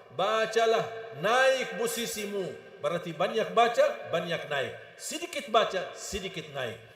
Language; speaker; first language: Malay; non-native, fluent; Arabic